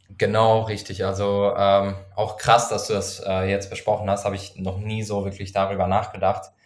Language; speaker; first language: German; non-native, fluent; Persian